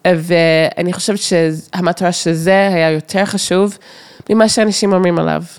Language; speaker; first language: Hebrew; non-native, fluent; English